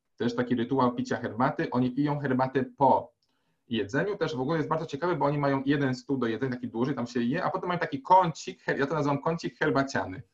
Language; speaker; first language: Polish; native; Polish